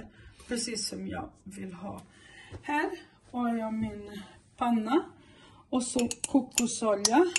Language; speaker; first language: Swedish; non-native, learner; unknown